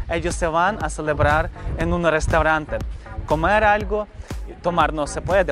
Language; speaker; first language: Spanish; non-native, fluent; Ukrainian